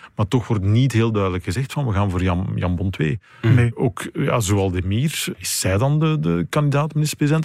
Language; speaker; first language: Dutch; native; Dutch